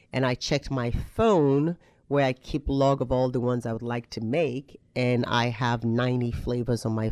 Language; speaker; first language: English; non-native, local second language; Yoruba